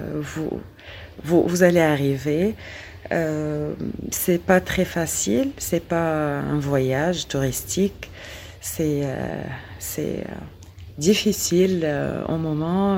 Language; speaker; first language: French; non-native, learner; Arabic